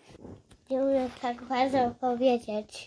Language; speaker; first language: Polish; early bilingual, heritage; Polish